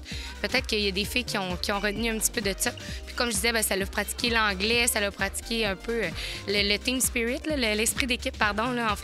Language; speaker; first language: French; native; French